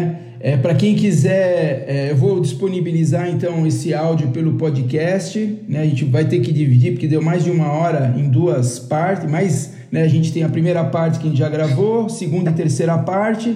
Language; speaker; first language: Portuguese; native; Portuguese